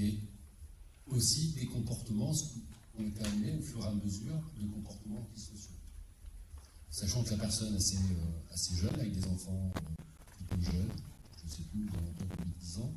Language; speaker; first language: French; native; French